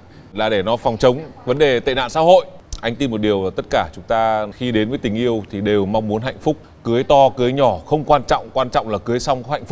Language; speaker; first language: Vietnamese; native; Vietnamese